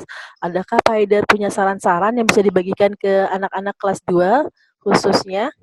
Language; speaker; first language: Indonesian; native; Indonesian